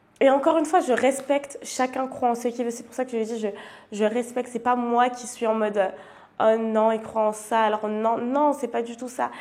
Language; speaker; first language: French; native; French